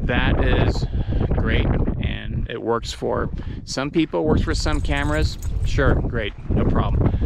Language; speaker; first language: English; native; English